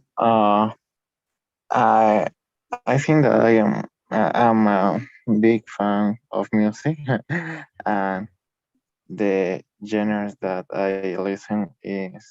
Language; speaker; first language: English; non-native, learner; Spanish